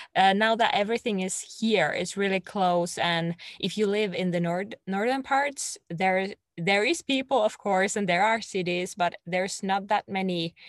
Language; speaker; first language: English; non-native, fluent; Finnish